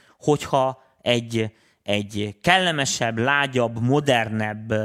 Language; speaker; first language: Hungarian; native; Hungarian